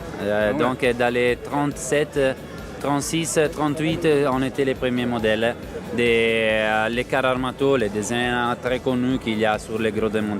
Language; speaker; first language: French; non-native, fluent; Italian